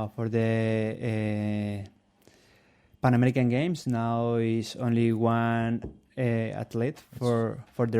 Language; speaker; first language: English; non-native, learner; Spanish